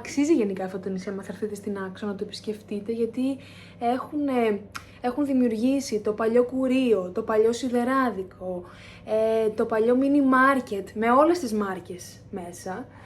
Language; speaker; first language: Greek; native; Greek